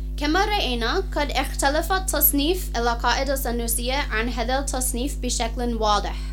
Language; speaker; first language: Arabic; non-native, fluent; English